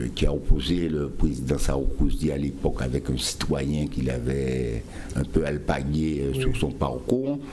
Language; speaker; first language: French; native; French